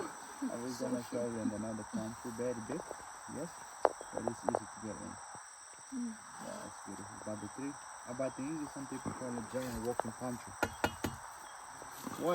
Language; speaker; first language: English; non-native, local second language; Spanish